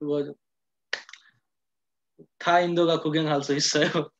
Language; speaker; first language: Korean; non-native, learner; Hindi